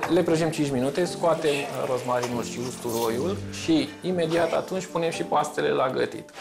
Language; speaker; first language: Romanian; native; Romanian